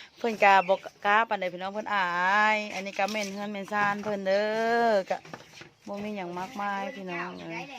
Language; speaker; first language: Thai; native; Thai